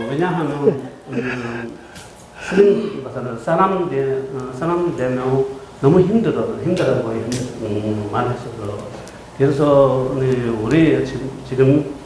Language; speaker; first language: Korean; non-native, learner; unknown